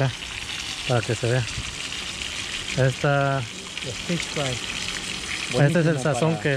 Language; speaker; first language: Spanish; native; Spanish